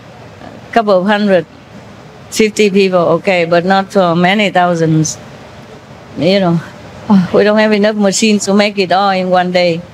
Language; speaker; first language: English; non-native, fluent; Vietnamese